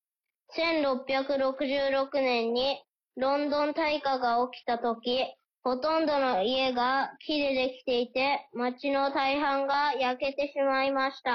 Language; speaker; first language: Japanese; early bilingual, heritage; Japanese